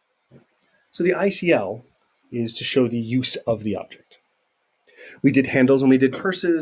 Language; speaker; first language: English; native; English